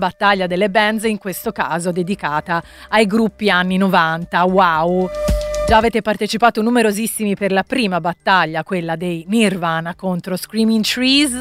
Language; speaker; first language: Italian; native; Italian